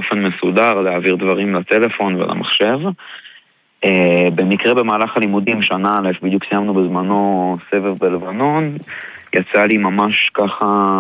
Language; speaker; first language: Hebrew; native; Hebrew